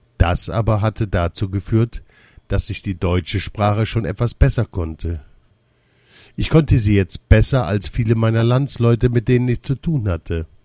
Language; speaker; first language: German; early bilingual, other home language; Russian